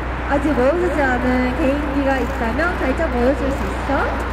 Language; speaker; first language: Korean; non-native, fluent; Japanese